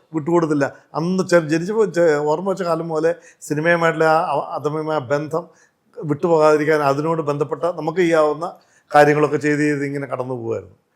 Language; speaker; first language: Malayalam; native; Malayalam